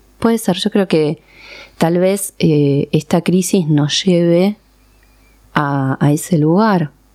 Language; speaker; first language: Spanish; early bilingual, other home language; Persian